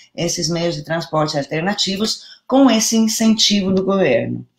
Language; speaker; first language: Portuguese; non-native, fluent; Italian